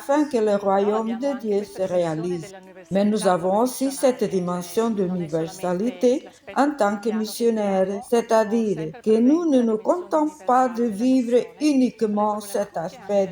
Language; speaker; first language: French; non-native, fluent; Italian